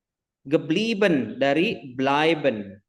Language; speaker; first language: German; non-native, fluent; Indonesian